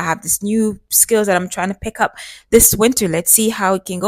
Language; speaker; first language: English; native; English